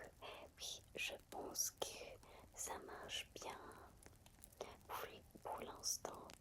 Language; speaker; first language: French; non-native, fluent; Spanish